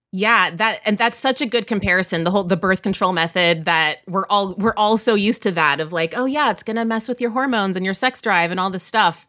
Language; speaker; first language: English; native; English